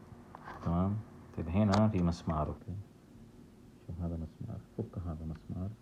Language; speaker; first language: Arabic; non-native, learner; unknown